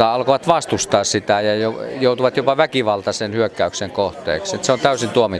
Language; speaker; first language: Finnish; native; Finnish